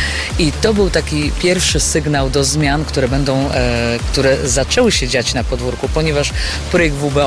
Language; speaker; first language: Polish; native; Polish